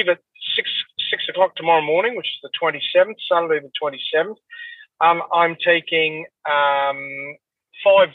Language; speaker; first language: English; native; English